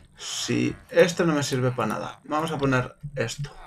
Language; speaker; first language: Spanish; native; Spanish